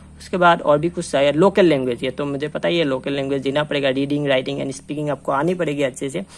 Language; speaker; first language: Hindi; non-native, local second language; Assamese